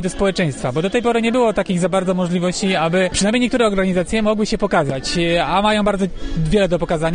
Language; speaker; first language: Polish; native; Polish